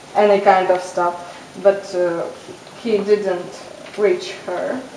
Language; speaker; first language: English; non-native, learner; Russian